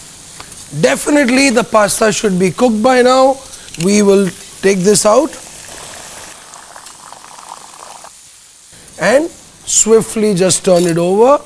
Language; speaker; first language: English; non-native, local second language; Hindi